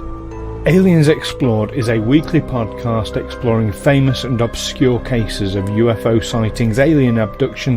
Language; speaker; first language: English; native; English